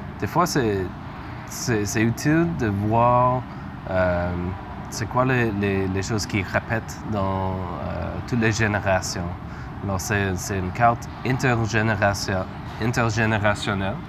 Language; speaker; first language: French; non-native, learner; English